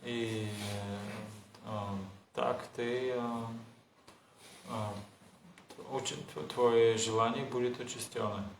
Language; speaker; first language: Russian; non-native, learner; Bulgarian